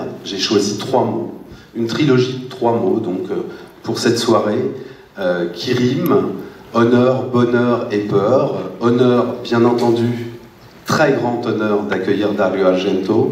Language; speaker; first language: French; native; French